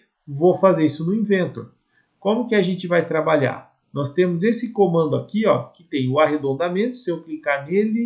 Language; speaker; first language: Portuguese; native; Portuguese